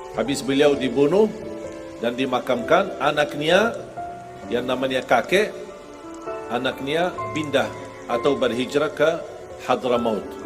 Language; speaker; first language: Indonesian; non-native, fluent; Arabic